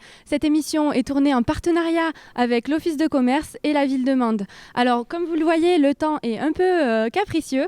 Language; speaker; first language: French; native; French